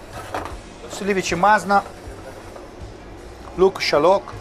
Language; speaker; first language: Russian; non-native, learner; Italian